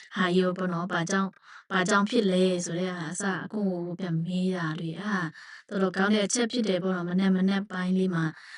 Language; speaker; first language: Burmese; non-native, local second language; Shan